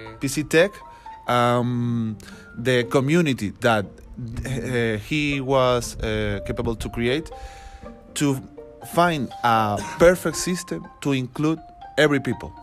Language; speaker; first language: English; non-native, learner; Spanish